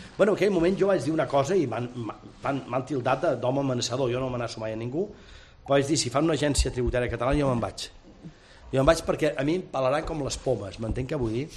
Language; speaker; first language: Catalan; native; Catalan